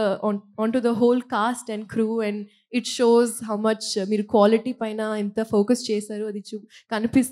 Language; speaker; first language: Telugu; non-native, local second language; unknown